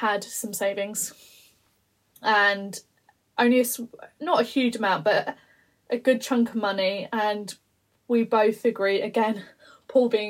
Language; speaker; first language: English; native; English